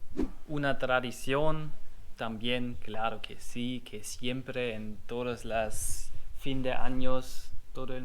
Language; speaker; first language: Spanish; non-native, learner; German